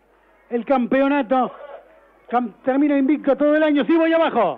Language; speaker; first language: Spanish; native; Spanish